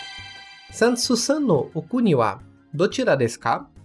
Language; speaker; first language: Japanese; non-native, learner; Portuguese